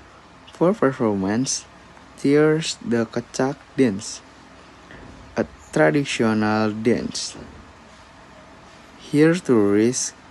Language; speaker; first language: English; non-native, learner; Indonesian